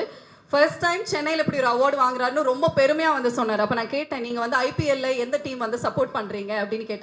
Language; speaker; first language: Tamil; native; Tamil